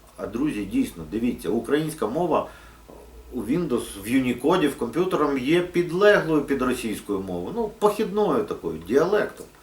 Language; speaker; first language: Ukrainian; non-native, local second language; Russian